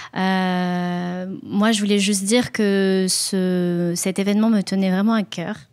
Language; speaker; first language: French; native; French